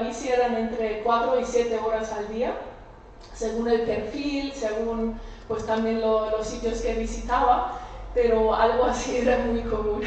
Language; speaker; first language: Spanish; non-native, fluent; German